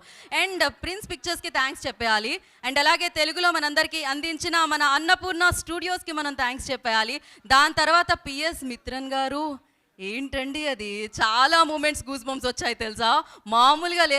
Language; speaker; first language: Telugu; native; Telugu